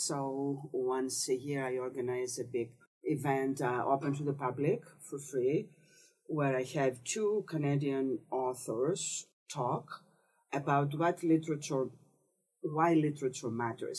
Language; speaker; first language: English; non-native, fluent; Greek